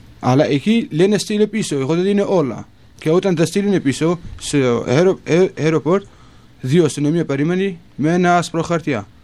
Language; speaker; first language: Greek; non-native, learner; Kurdish